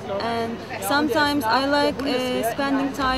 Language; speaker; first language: English; non-native, learner; Turkish